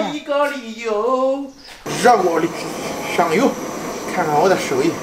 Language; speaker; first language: Chinese; native; Chinese